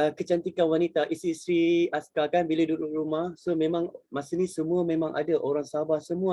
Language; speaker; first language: Malay; native; Malay